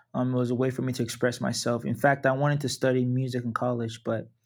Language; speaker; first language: English; non-native, local second language; Yoruba